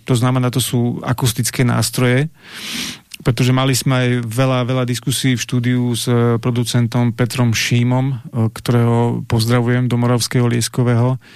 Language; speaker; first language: Slovak; native; Slovak